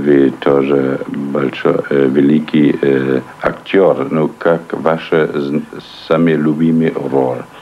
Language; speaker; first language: Russian; non-native, learner; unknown